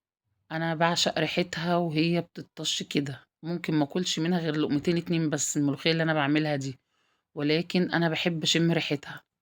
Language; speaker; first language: Arabic; native; Arabic